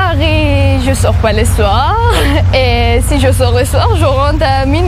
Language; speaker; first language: French; non-native, learner; Persian